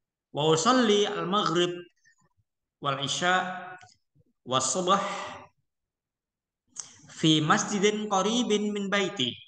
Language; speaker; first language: Arabic; non-native, fluent; Indonesian